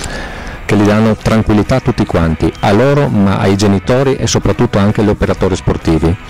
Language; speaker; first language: Italian; native; Italian